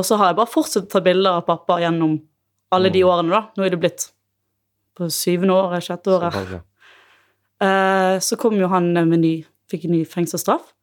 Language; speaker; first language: Norwegian; native; Norwegian